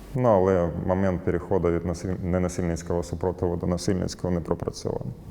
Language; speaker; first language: Ukrainian; non-native, local second language; Russian